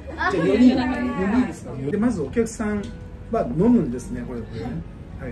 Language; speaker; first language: Japanese; native; Japanese